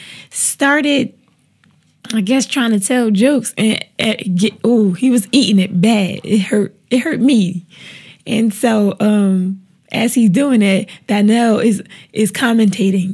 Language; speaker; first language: English; native; English